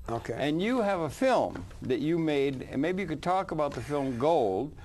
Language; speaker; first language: English; native; English